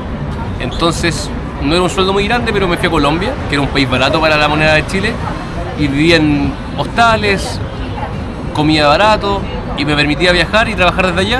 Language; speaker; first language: Spanish; native; Spanish